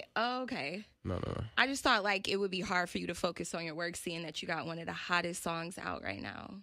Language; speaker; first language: English; native; English